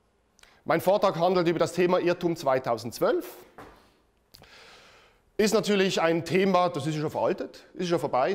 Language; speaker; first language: German; native; German